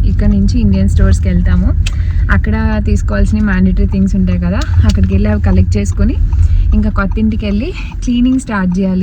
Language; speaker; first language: Telugu; native; Telugu